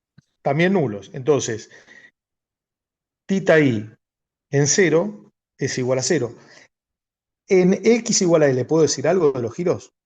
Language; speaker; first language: Spanish; native; Spanish